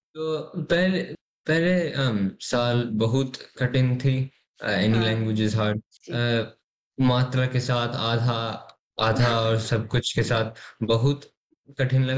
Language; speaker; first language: Hindi; early bilingual, heritage; English